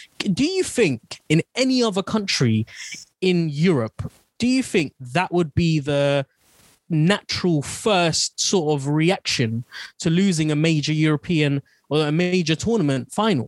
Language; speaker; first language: English; non-native, local second language; Bangla